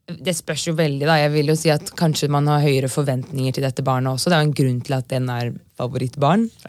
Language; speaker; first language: Norwegian; native; Norwegian